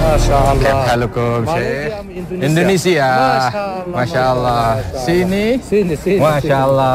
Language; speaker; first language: Arabic; non-native, fluent; Indonesian